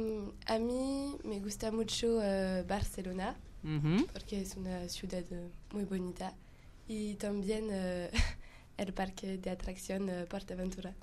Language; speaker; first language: Spanish; non-native, learner; French